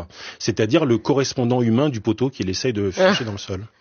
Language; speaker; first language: French; native; French